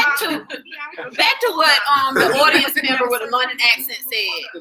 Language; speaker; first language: English; native; English